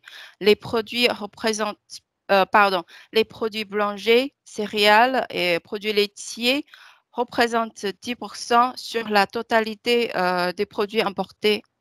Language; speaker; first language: French; non-native, fluent; Chinese